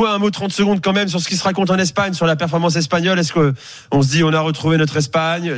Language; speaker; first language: French; native; French